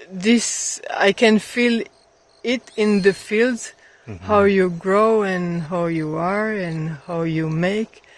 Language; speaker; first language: English; non-native, fluent; French